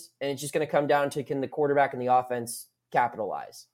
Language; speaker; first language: English; native; English